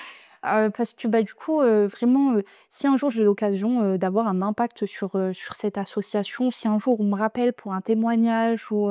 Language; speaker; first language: French; native; French